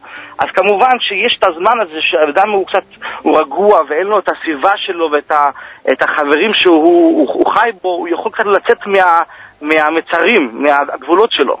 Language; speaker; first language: Hebrew; early bilingual, heritage; Hebrew